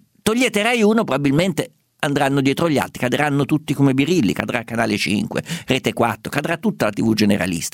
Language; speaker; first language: Italian; native; Italian